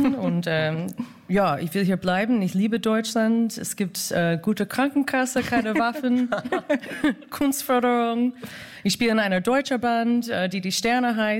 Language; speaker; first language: German; non-native, fluent; English